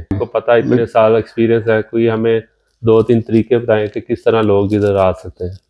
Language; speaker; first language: Urdu; non-native, local second language; Punjabi